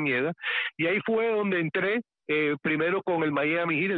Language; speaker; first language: Spanish; early bilingual, heritage; Spanish